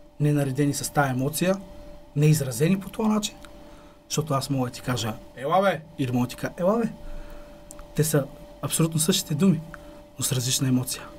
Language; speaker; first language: Bulgarian; native; Bulgarian